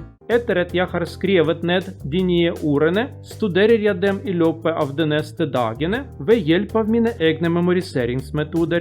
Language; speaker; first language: Norwegian; non-native, learner; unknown